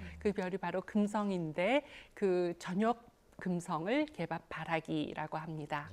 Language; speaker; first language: Korean; native; Korean